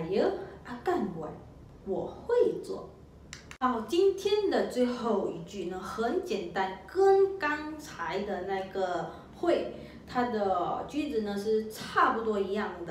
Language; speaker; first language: Chinese; non-native, local second language; Malay